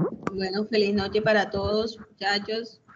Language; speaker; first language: Spanish; native; Spanish